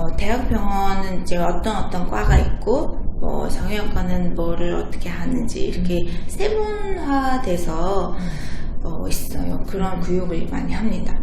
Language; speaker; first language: Korean; non-native, fluent; Mongolian